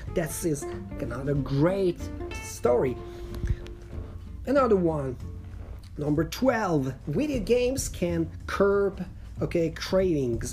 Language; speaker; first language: English; non-native, fluent; Persian